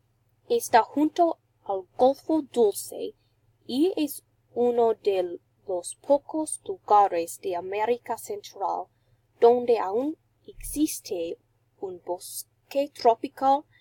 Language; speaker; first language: Spanish; non-native, learner; English